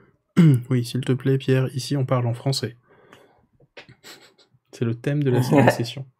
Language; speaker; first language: French; native; French